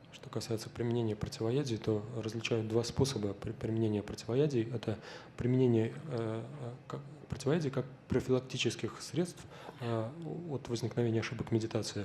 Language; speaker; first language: Russian; native; Russian